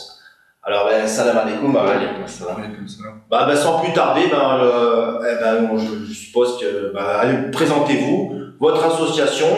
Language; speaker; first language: French; native; French